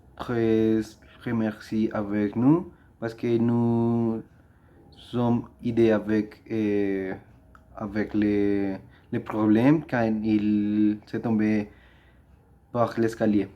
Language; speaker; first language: French; non-native, learner; Spanish